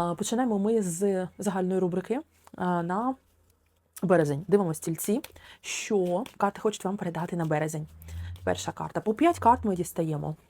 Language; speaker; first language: Ukrainian; non-native, local second language; Russian